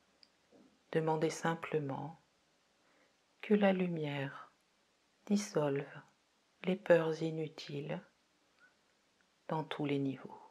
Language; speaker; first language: French; native; French